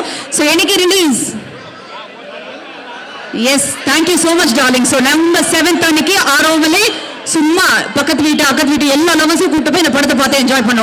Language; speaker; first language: Tamil; native; Tamil